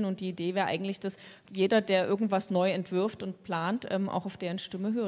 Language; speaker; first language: German; native; German